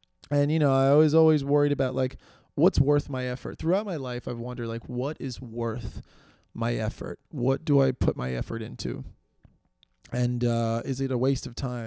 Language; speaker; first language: English; native; English